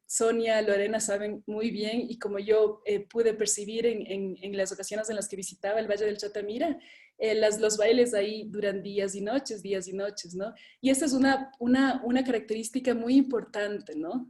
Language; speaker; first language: Spanish; native; Spanish